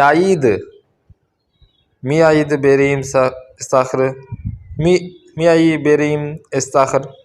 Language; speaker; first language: Persian; non-native, fluent; Urdu